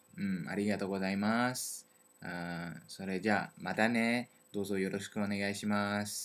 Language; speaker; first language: Japanese; non-native, learner; French